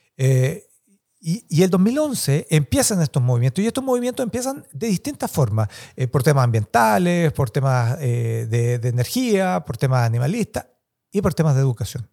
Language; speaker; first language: Spanish; native; Spanish